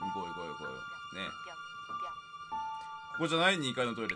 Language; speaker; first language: Japanese; native; Japanese